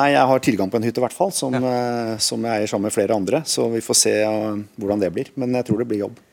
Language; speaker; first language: Norwegian; native; Norwegian